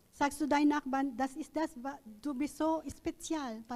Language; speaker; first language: German; non-native, learner; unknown